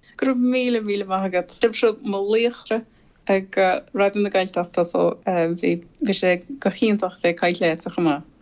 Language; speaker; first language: Irish; non-native, fluent; English